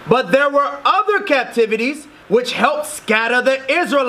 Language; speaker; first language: English; native; English